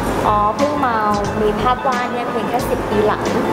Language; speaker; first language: Thai; native; Thai